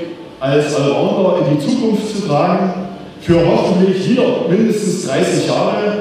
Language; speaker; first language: German; native; German